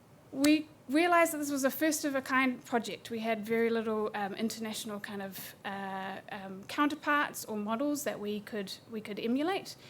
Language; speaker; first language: English; native; English